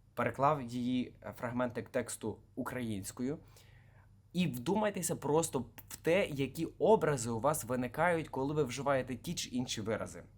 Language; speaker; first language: Ukrainian; native; Ukrainian